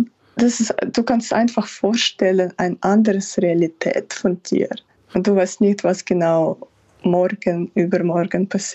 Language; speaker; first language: German; non-native, fluent; Ukrainian